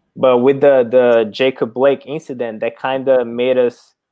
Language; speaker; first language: English; non-native, fluent; Portuguese